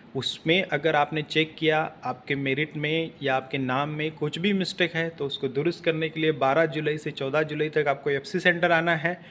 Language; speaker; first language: Hindi; non-native, local second language; Marathi